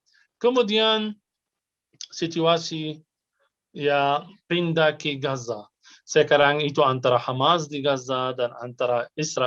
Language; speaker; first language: Indonesian; non-native, fluent; Arabic